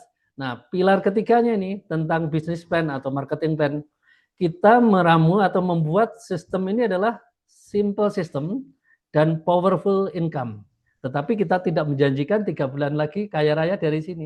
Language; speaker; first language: Indonesian; native; Indonesian